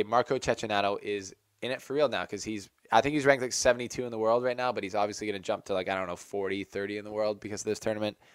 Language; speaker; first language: English; native; English